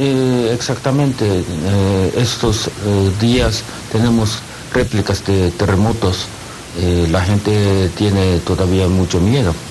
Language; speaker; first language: Spanish; non-native, learner; Japanese